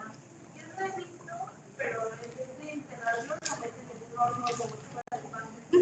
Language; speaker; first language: Spanish; native; Spanish